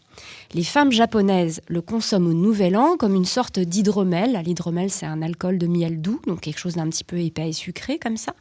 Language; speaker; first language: French; native; French